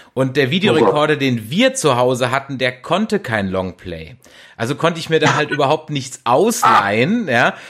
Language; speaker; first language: German; native; German